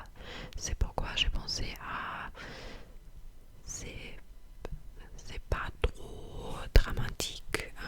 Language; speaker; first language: French; non-native, fluent; English